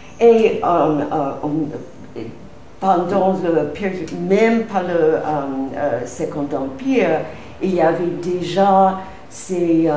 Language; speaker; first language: French; non-native, fluent; English